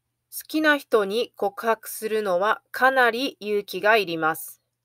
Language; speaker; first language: Japanese; native; Japanese